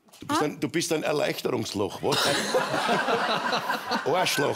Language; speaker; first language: German; native; German